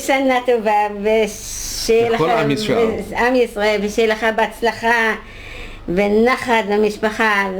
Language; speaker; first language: Hebrew; non-native, fluent; Dutch